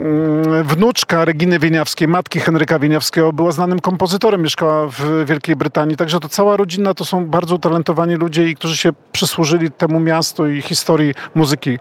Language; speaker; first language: Polish; native; Polish